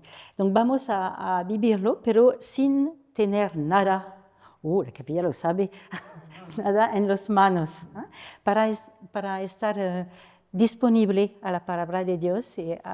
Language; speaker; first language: Spanish; non-native, learner; French